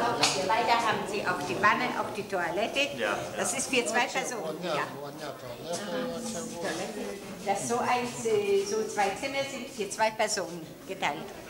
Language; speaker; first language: German; non-native, learner; Lithuanian